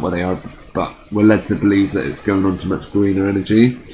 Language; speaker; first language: English; native; English